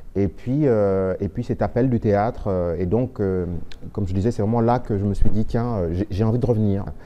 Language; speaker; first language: French; non-native, local second language; Wolof